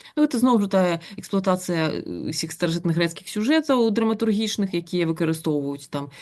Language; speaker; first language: Belarusian; non-native, local second language; Russian